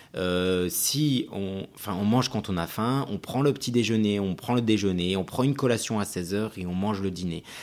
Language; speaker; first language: French; early bilingual, other home language; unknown